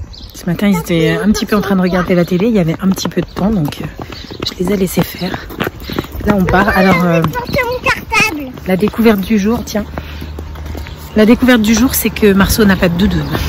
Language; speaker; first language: French; native; French